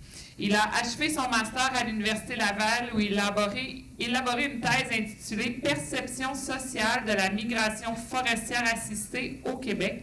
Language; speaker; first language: French; native; French